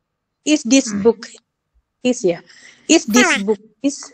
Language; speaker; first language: English; non-native, learner; Indonesian